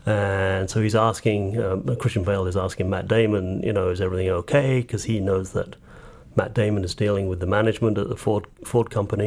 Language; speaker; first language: English; native; English